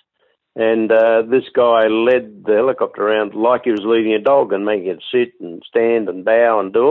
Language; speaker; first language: English; native; English